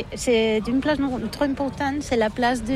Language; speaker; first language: French; non-native, learner; Catalan